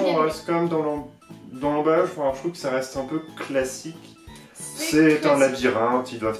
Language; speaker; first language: French; native; French